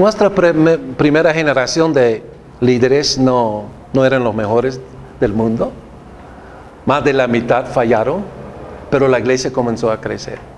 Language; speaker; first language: Spanish; non-native, fluent; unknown